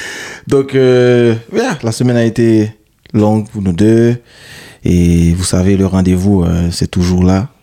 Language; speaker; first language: French; non-native, local second language; Haitian Creole